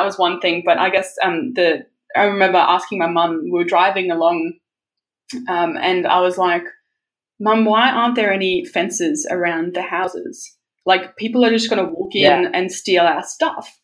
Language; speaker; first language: English; early bilingual, other home language; German